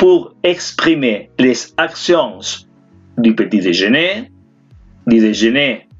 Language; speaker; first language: French; non-native, fluent; Spanish